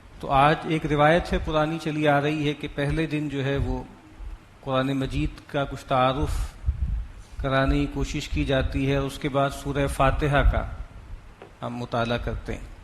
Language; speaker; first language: Urdu; non-native, local second language; Punjabi